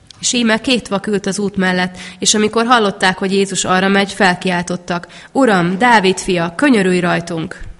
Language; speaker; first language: Hungarian; native; Hungarian